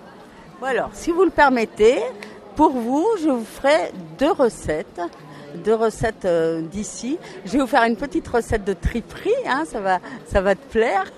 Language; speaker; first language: French; native; French